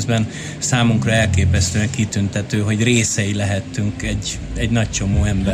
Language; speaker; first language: Hungarian; native; Hungarian